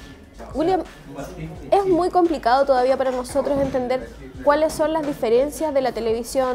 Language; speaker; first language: Spanish; native; Spanish